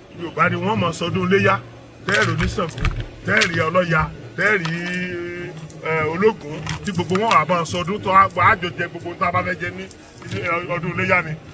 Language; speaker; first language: Yoruba; native; Yoruba